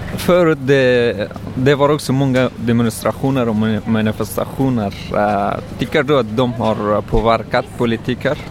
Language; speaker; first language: Swedish; non-native, learner; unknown